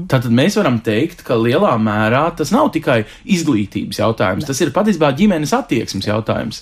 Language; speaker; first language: Latvian; native; Latvian